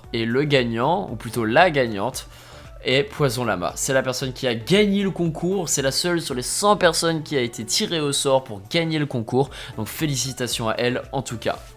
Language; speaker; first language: French; native; French